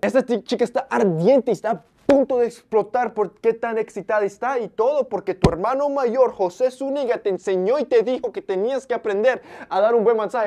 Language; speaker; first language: Spanish; early bilingual, heritage; Spanish